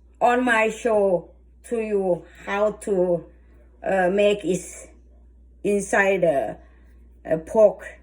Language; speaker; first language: English; non-native, learner; Thai